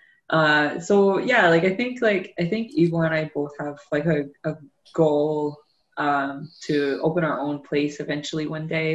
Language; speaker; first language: English; native; English